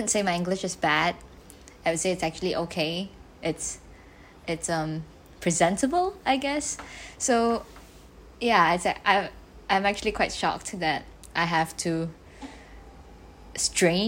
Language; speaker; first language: English; non-native, local second language; Chinese